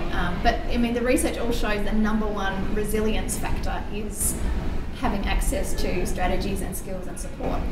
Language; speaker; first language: English; native; English